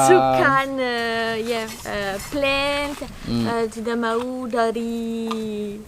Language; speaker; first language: Indonesian; non-native, learner; French